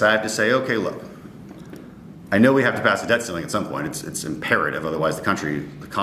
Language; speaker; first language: English; native; English